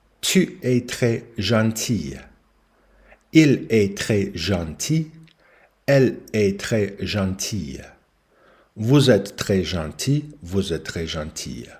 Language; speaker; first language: French; non-native, learner; English